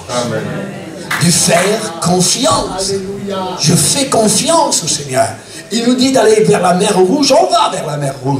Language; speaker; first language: French; native; French